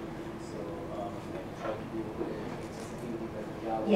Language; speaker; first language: English; non-native, fluent; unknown